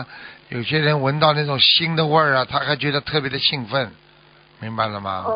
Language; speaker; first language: Chinese; native; Chinese